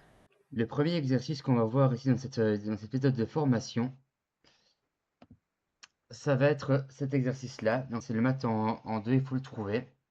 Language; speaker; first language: French; native; French